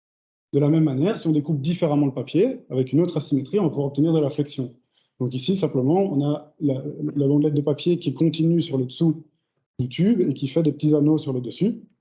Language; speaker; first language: French; native; French